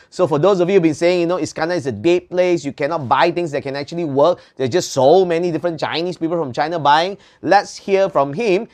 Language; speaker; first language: English; non-native, local second language; Chinese